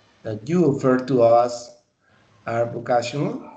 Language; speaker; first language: English; non-native, learner; Spanish